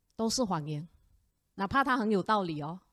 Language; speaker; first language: Chinese; native; Chinese